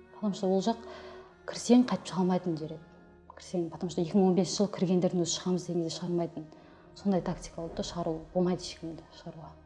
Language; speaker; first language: Kazakh; native; Kazakh